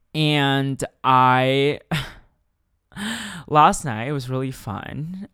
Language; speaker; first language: English; non-native, fluent; Chinese